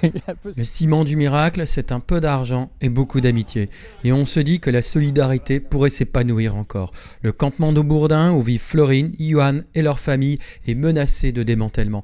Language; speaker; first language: French; native; French